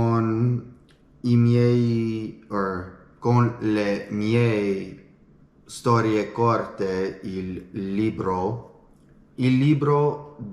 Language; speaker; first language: Italian; non-native, learner; English